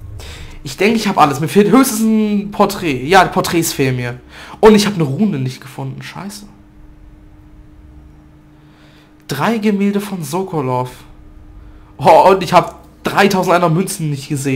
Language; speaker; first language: German; native; German